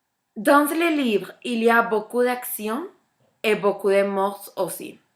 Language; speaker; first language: French; non-native, learner; Spanish